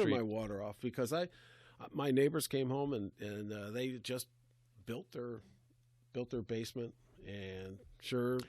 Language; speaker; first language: English; native; English